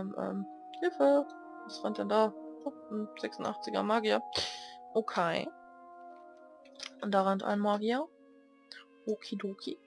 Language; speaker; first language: German; native; German